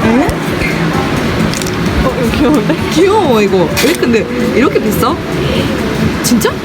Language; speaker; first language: Korean; non-native, fluent; Japanese